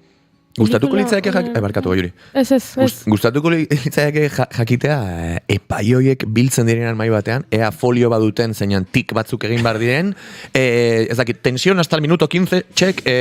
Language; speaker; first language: Basque; native; Basque